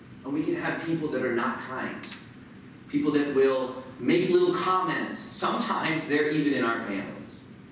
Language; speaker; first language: English; early bilingual, other home language; Spanish